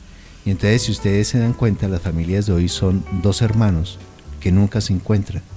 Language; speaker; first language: Spanish; native; Spanish